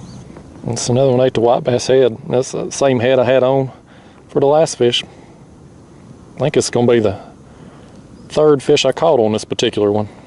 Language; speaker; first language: English; native; English